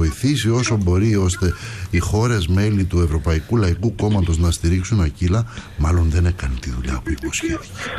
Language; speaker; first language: Greek; native; Greek